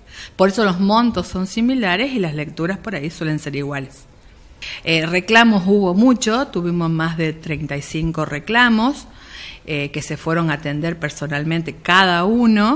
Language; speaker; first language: Spanish; native; Spanish